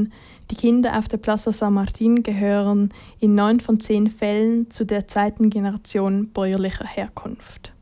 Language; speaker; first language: German; native; German